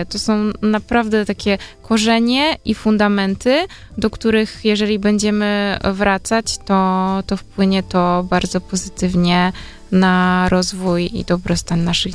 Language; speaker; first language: Polish; native; Polish